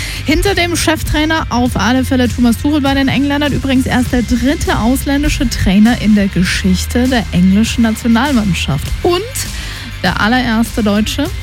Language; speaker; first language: German; native; German